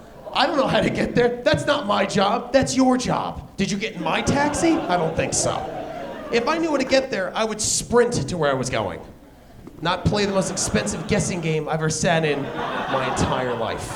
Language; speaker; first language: English; native; English